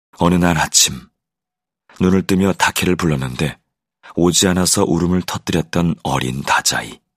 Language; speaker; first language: Korean; native; Korean